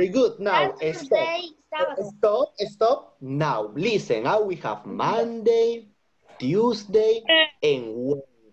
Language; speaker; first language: English; non-native, fluent; Spanish